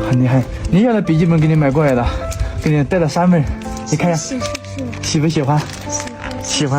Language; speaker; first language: Chinese; native; Chinese